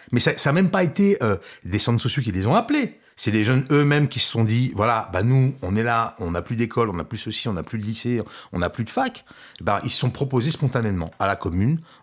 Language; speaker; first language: French; early bilingual, other home language; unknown